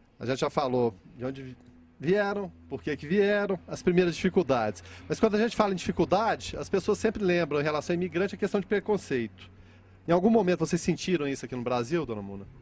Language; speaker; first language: Portuguese; native; Portuguese